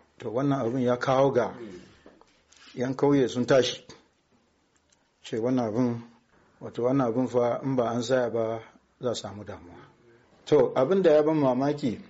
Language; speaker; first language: Hausa; non-native, local second language; Fula